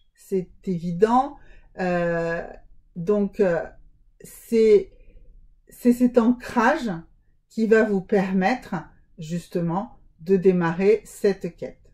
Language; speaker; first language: French; native; French